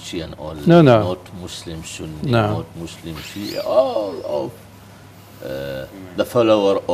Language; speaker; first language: English; non-native, fluent; Arabic